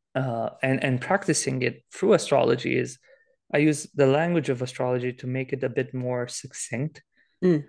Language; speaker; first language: English; non-native, fluent; Romanian